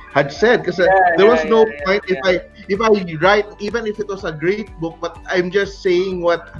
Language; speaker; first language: English; non-native, local second language; Cebuano